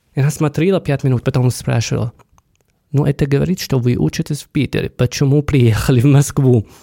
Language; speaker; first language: Russian; non-native, fluent; Arabic